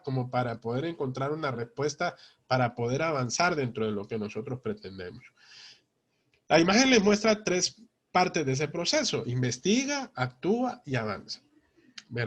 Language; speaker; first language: Spanish; native; Spanish